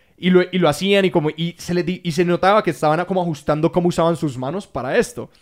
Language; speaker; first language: Spanish; native; Spanish